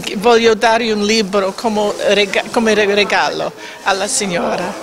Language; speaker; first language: Italian; non-native, learner; English